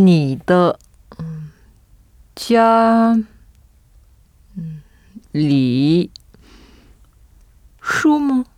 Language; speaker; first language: Chinese; non-native, learner; French